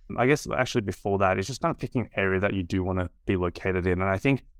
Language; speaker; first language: English; native; English